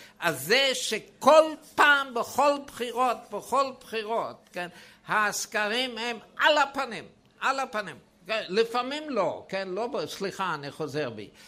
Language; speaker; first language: Hebrew; non-native, fluent; German